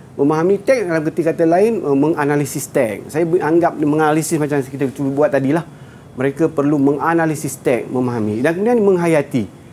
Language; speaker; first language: Malay; native; Malay